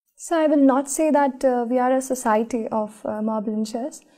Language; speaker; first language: English; non-native, local second language; Marathi